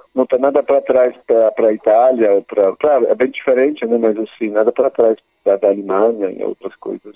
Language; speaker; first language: Portuguese; non-native, fluent; Polish